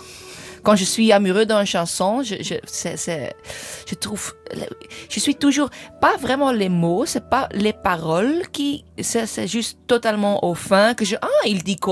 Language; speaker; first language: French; non-native, learner; English